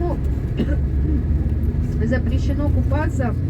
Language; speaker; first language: Russian; native; Russian